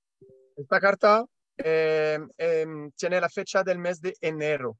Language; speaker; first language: Spanish; non-native, learner; French